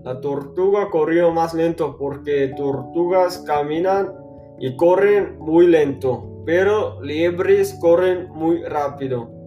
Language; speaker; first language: Spanish; non-native, learner; English